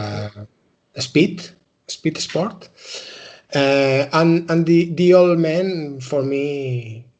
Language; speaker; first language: English; non-native, learner; Spanish